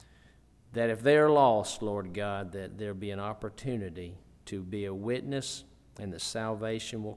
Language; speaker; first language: English; native; English